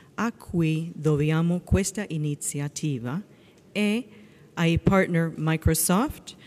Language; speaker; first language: Italian; non-native, fluent; English